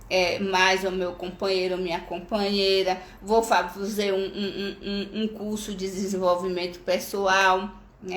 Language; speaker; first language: Portuguese; native; Portuguese